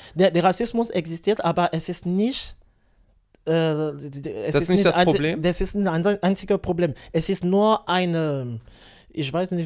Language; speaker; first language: German; non-native, learner; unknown